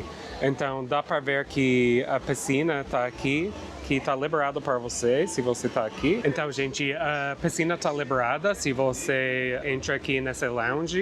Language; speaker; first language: Portuguese; non-native, fluent; English